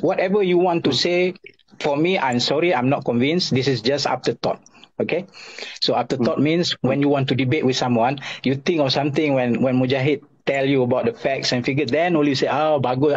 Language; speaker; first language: English; non-native, local second language; Malay